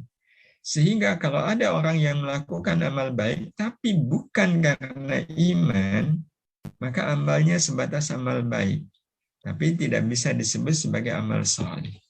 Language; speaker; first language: Indonesian; native; Indonesian